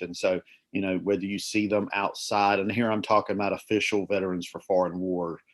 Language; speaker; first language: English; native; English